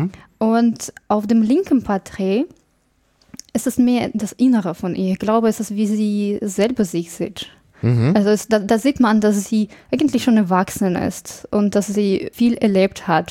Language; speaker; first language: German; non-native, fluent; English